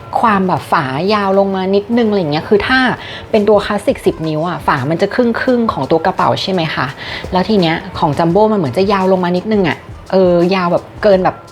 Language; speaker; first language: Thai; native; Thai